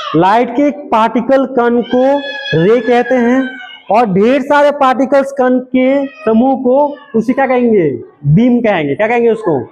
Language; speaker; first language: Hindi; native; Hindi